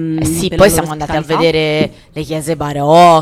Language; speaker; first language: Italian; native; Italian